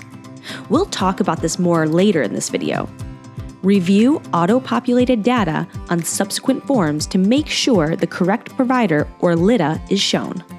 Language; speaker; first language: English; native; English